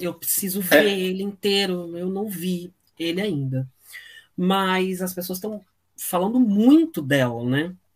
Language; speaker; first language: Portuguese; native; Portuguese